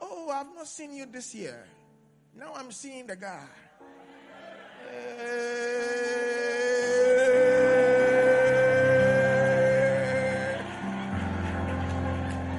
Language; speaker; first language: English; non-native, local second language; Akan